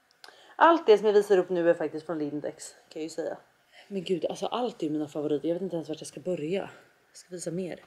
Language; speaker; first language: Swedish; native; Swedish